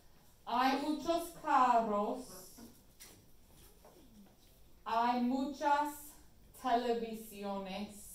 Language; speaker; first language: Spanish; non-native, fluent; English